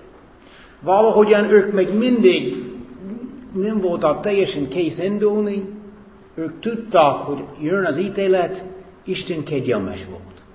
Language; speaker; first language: Hungarian; non-native, fluent; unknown